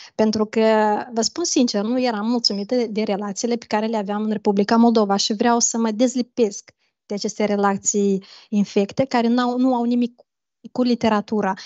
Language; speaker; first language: Romanian; native; Romanian